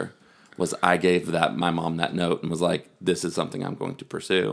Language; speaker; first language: English; native; English